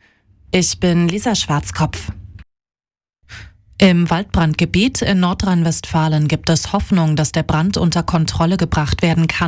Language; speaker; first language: German; native; German